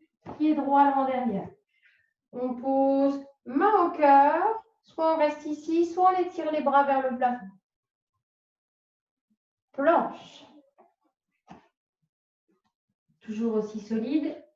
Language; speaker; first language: French; native; French